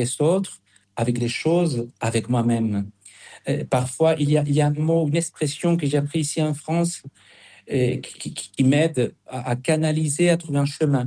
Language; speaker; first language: French; non-native, fluent; Spanish